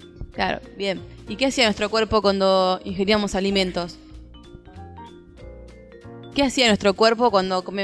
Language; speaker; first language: Spanish; native; Spanish